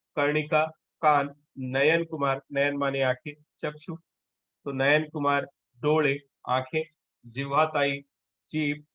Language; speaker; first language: Hindi; non-native, local second language; Marathi